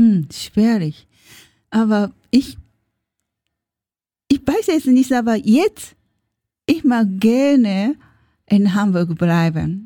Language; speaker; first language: German; non-native, learner; Japanese